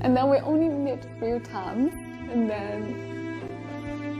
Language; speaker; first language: English; non-native, fluent; Chinese